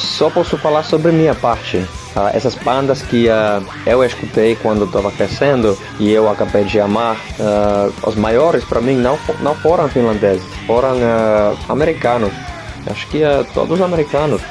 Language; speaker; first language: Portuguese; non-native, learner; Finnish